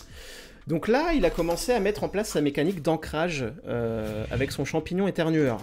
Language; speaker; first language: French; native; French